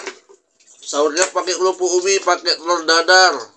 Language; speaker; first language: Indonesian; native; Indonesian